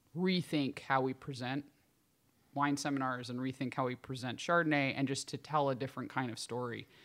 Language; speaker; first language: English; native; English